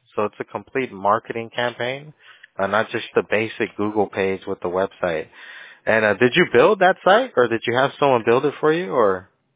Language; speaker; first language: English; early bilingual, other home language; Spanish